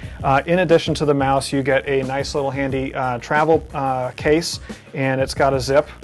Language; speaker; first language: English; native; English